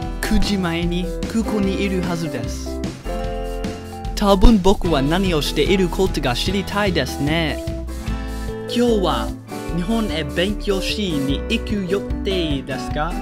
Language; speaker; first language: Japanese; non-native, learner; English